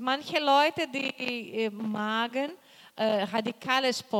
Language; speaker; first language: German; non-native, fluent; Portuguese